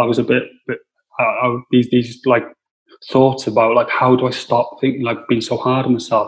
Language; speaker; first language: English; native; English